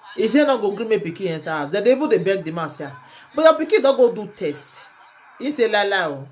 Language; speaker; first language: Nigerian Pidgin; native; Nigerian Pidgin